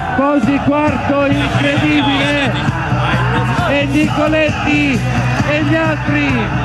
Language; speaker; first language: Italian; native; Italian